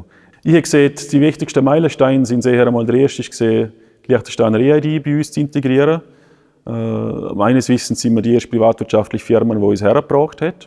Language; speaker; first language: German; native; German